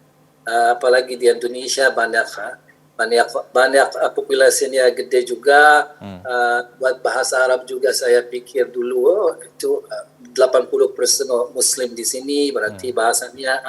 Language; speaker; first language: Indonesian; non-native, fluent; Arabic